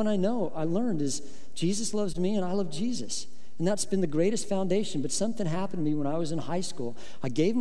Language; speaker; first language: English; native; English